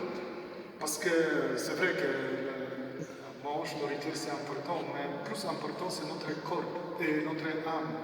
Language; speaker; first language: French; non-native, learner; Polish